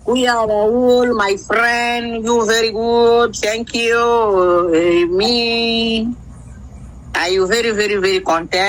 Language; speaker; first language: English; non-native, learner; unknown